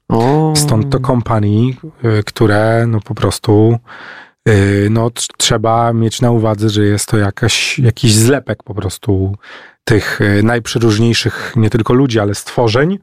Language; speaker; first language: Polish; native; Polish